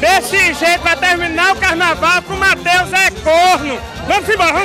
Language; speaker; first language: Portuguese; native; Portuguese